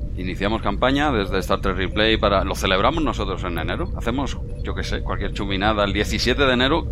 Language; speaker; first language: Spanish; native; Spanish